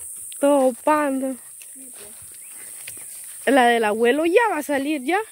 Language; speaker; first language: Spanish; native; Spanish